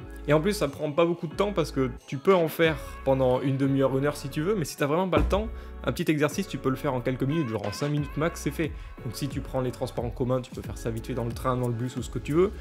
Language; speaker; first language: French; native; French